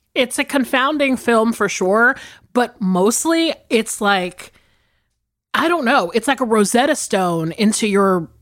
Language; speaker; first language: English; native; English